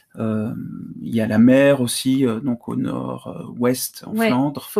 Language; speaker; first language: French; native; French